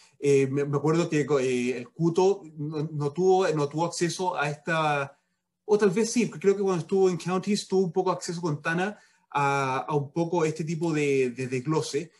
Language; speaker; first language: Spanish; early bilingual, heritage; Spanish